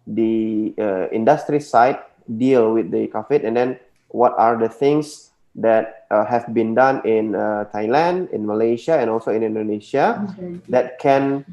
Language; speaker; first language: English; non-native, local second language; Indonesian